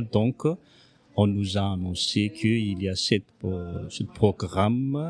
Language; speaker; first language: French; non-native, local second language; Malagasy